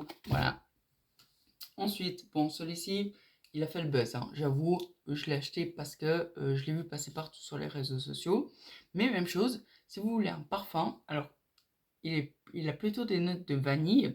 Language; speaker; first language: French; native; French